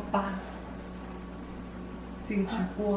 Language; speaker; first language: Chinese; native; Chinese